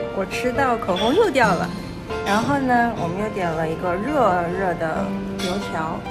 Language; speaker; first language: Chinese; native; Chinese